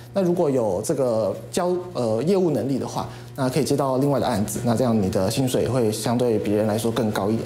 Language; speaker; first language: Chinese; native; Chinese